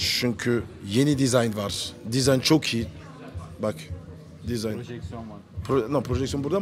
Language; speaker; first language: Turkish; non-native, learner; French